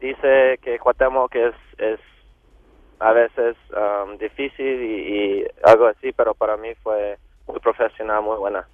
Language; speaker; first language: Spanish; non-native, local second language; English